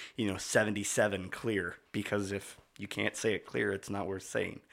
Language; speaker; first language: English; native; English